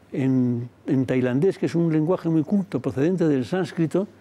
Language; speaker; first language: Spanish; native; Spanish